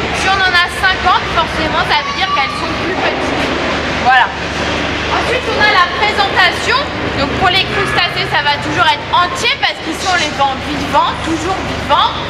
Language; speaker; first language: French; native; French